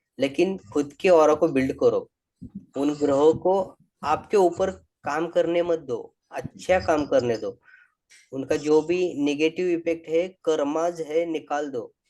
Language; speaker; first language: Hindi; non-native, local second language; Marathi